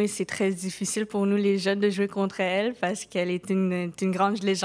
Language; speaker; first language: French; non-native, local second language; English